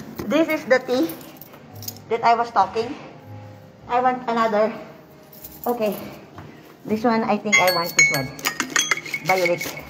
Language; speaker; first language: English; non-native, local second language; Filipino